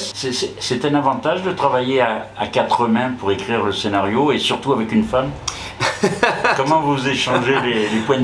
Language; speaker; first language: French; native; French